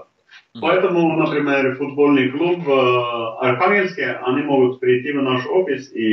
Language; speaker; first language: Russian; non-native, fluent; Norwegian